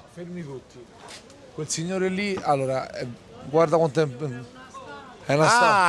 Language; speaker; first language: Italian; native; Italian